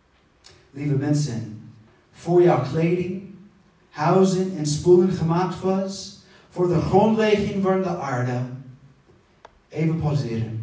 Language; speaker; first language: Dutch; non-native, fluent; English